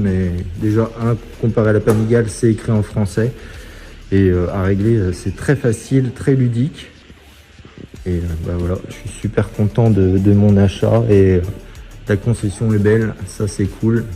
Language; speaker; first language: French; native; French